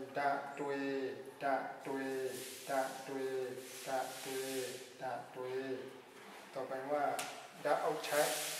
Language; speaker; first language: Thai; non-native, fluent; Burmese